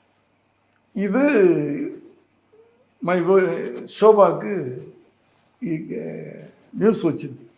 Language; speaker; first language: Telugu; non-native, learner; Tamil